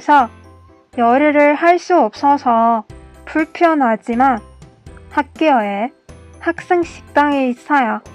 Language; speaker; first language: Korean; non-native, learner; Persian